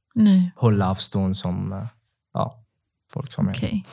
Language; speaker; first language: Swedish; non-native, learner; Tigrinya